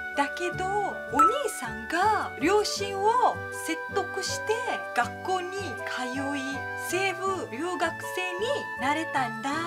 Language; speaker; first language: Japanese; non-native, fluent; Malay